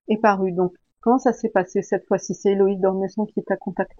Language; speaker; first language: French; native; French